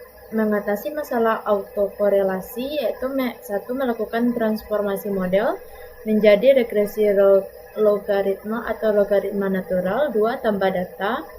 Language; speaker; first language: Indonesian; native; Indonesian